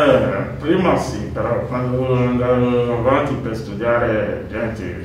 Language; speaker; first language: Italian; non-native, learner; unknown